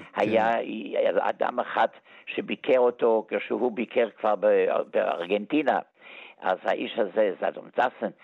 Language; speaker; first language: Hebrew; early bilingual, other home language; German